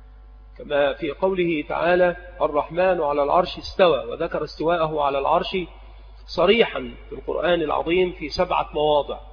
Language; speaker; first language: Arabic; native; Arabic